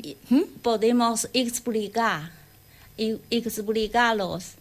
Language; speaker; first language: Spanish; non-native, learner; Chinese